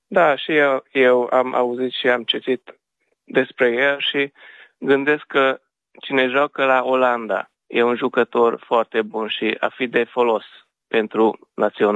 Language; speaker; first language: Romanian; non-native, local second language; Hungarian